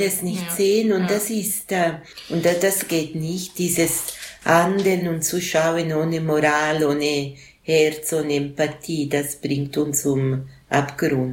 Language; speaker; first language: German; non-native, local second language; Italian